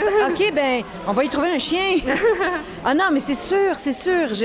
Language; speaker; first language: French; native; French